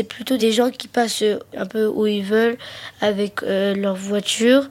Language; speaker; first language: French; early bilingual, other home language; Arabic